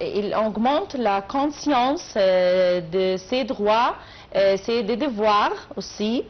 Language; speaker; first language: French; non-native, learner; Arabic